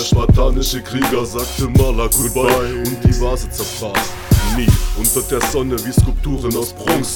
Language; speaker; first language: German; native; German